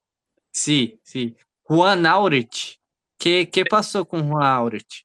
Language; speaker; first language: Spanish; non-native, learner; Portuguese